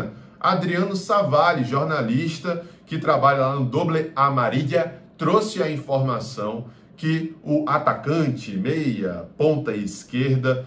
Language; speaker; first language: Portuguese; native; Portuguese